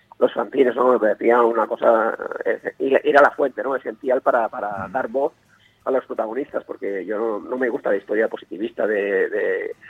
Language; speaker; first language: Spanish; non-native, local second language; Catalan